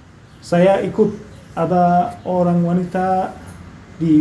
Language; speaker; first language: Indonesian; non-native, learner; Turkish